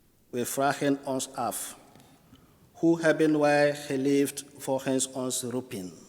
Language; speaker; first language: Dutch; non-native, fluent; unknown